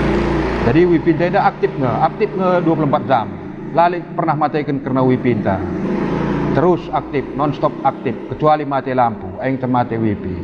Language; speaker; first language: Indonesian; non-native, local second language; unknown